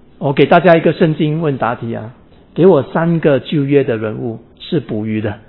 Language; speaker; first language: Chinese; native; Chinese